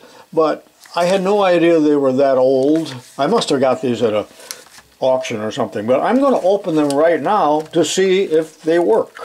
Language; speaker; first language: English; native; English